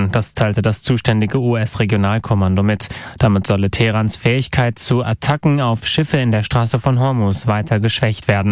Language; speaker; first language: German; native; German